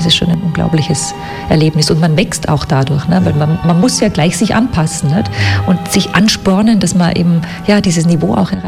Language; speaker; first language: German; native; German